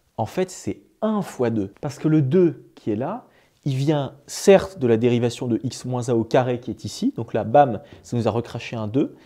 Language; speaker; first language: French; native; French